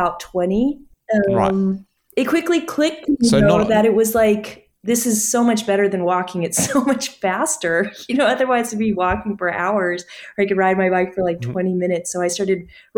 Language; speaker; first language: English; native; English